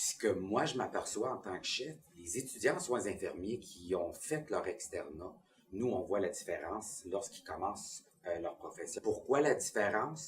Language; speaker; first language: French; native; French